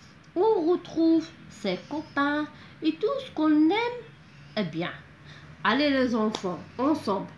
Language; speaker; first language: French; non-native, local second language; Arabic